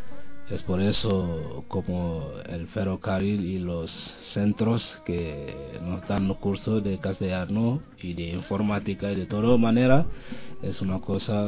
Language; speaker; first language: Spanish; non-native, learner; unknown